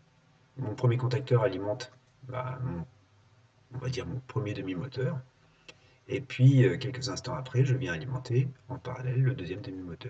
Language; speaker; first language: French; native; French